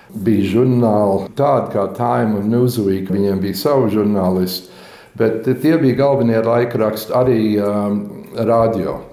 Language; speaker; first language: Latvian; early bilingual, heritage; Latvian